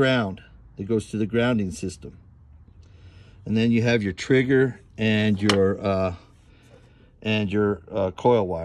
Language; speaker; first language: English; native; English